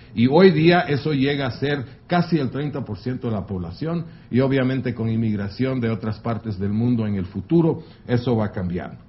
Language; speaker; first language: Spanish; non-native, fluent; French